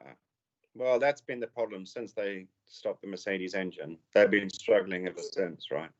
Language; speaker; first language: English; native; English